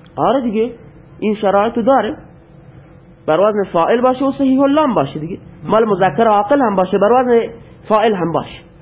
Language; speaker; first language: Persian; non-native, local second language; Baluchi